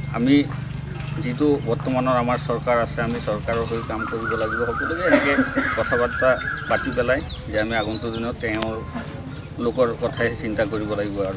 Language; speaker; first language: Assamese; non-native, local second language; Bangla